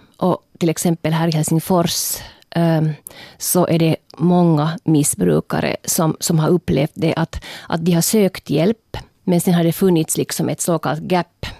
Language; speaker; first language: Swedish; native; Swedish